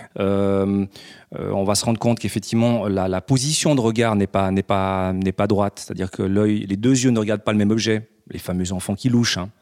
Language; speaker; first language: French; native; French